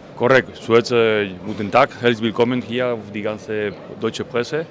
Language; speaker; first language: German; non-native, fluent; Spanish